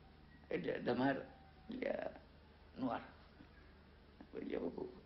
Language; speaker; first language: French; non-native, learner; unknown